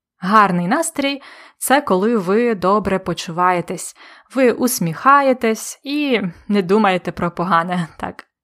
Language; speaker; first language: Ukrainian; native; Ukrainian